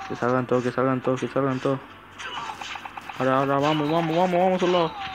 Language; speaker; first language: Spanish; native; Spanish